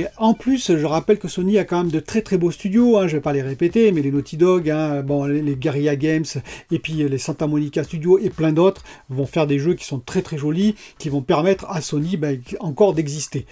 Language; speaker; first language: French; native; French